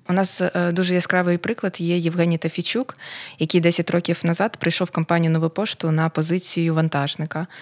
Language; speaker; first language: Ukrainian; non-native, local second language; Russian